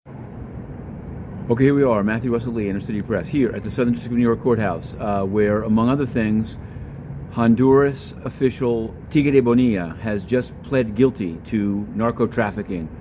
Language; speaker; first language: English; native; English